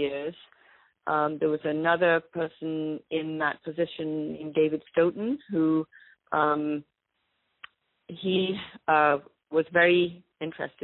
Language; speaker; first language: English; native; English